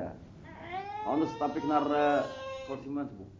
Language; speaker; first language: Dutch; non-native, learner; Arabic